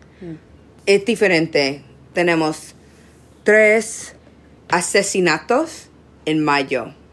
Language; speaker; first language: Spanish; non-native, learner; English